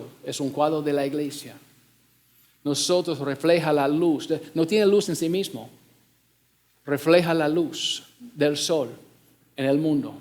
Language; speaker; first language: Spanish; non-native, fluent; English